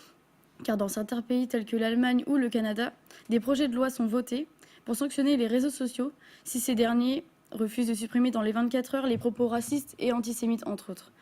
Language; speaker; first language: French; native; French